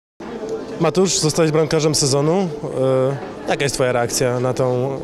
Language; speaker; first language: Polish; native; Polish